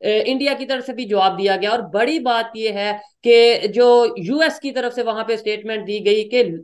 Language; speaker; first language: Hindi; native; Hindi